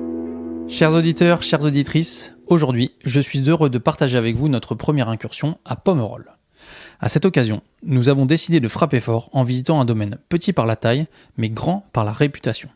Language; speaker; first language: French; native; French